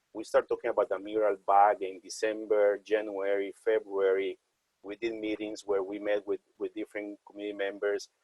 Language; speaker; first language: English; non-native, fluent; Spanish